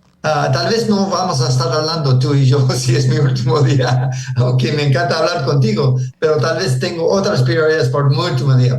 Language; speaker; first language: Spanish; early bilingual, heritage; Spanish